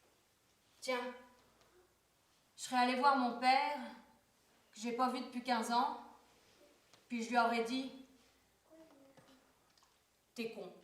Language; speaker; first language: French; native; French